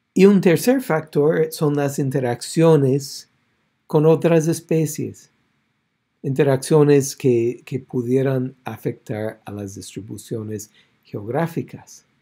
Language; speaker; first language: Spanish; non-native, fluent; English